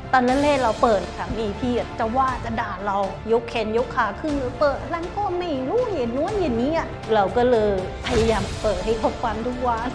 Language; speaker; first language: Thai; non-native, fluent; Burmese